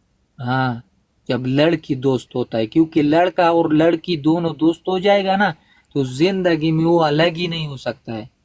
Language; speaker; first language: Hindi; non-native, local second language; Pashto